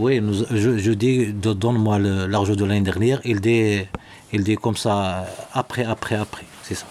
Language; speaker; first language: French; non-native, learner; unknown